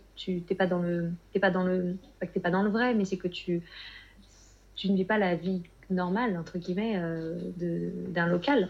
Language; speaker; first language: French; native; French